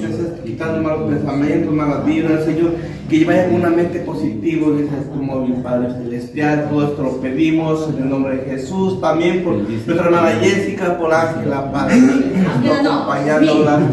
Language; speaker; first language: Spanish; native; Spanish